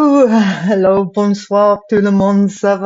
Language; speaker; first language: French; non-native, fluent; English